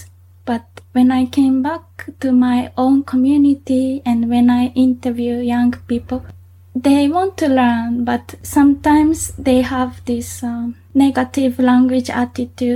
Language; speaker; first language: English; non-native, fluent; Japanese